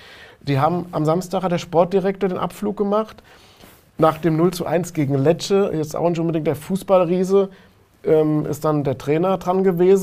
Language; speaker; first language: German; native; German